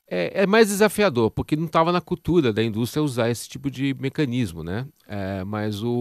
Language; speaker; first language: Portuguese; native; Portuguese